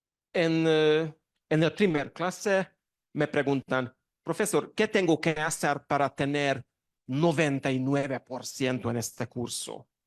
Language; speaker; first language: Spanish; non-native, learner; Hungarian